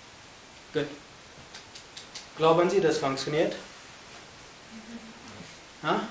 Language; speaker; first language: German; non-native, fluent; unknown